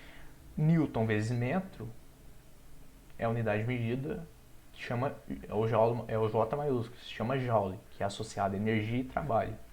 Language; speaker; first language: Portuguese; native; Portuguese